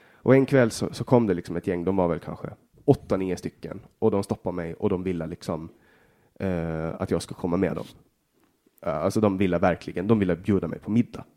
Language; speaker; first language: Swedish; native; Swedish